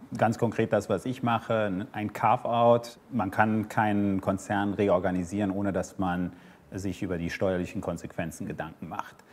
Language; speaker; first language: German; early bilingual, other home language; Armenian